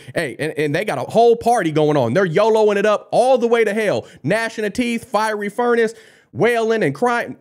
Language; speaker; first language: English; native; English